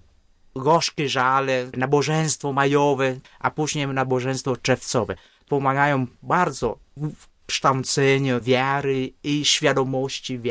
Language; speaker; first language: Polish; non-native, fluent; Vietnamese